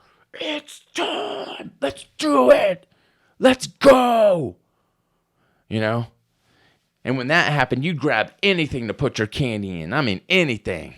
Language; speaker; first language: English; native; English